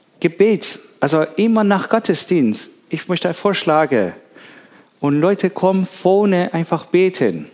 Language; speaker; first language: German; non-native, learner; Persian